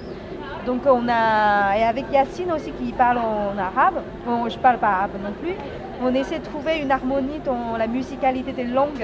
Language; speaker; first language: French; non-native, fluent; Chinese